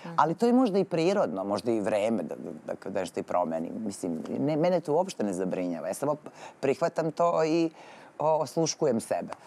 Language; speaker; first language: Serbian; native; Serbian